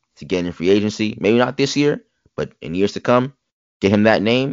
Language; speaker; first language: English; native; English